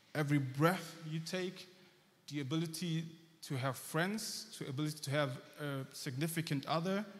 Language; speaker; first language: English; early bilingual, heritage; German